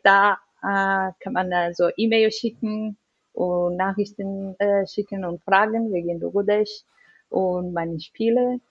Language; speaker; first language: German; non-native, learner; Portuguese